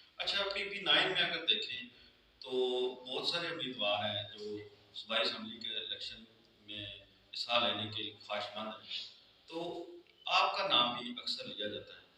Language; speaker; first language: Urdu; non-native, local second language; Pahari-Potwari